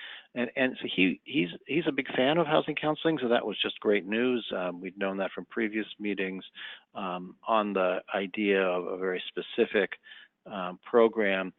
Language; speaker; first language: English; native; English